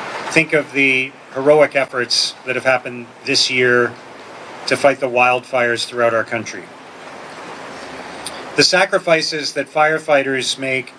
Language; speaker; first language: English; native; English